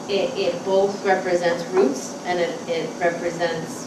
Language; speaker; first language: English; native; English